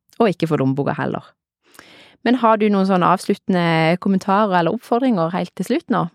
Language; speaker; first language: Norwegian; native; Norwegian